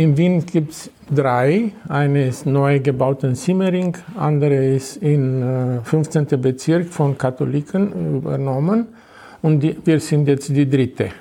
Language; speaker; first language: German; non-native, fluent; Romanian